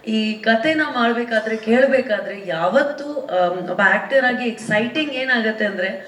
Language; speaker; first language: Kannada; non-native, local second language; Punjabi